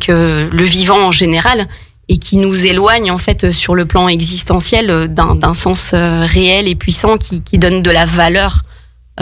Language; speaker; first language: French; native; French